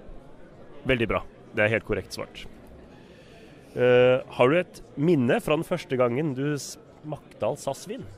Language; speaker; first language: Norwegian; native; Norwegian